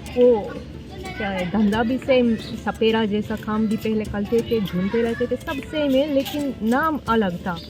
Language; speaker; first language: Hindi; non-native, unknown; Japanese